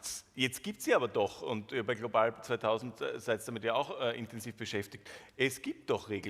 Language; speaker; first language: German; native; German